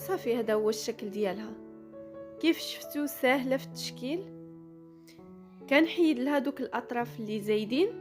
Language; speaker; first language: Arabic; native; Arabic